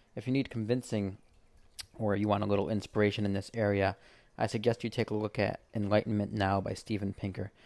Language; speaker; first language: English; native; English